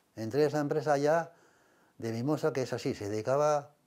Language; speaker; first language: Spanish; native; Spanish